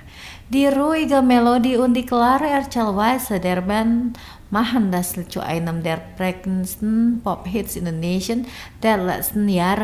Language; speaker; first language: German; non-native, fluent; Indonesian